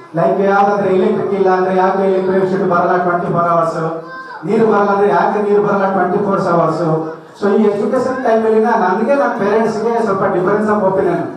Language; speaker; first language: Kannada; non-native, local second language; Telugu